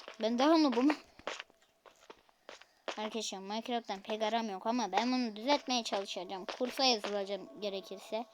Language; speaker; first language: Turkish; native; Turkish